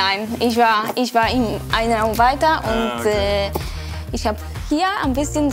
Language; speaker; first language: German; non-native, fluent; Czech